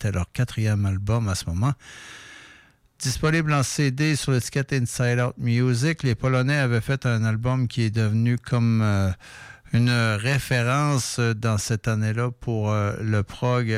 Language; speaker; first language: French; native; French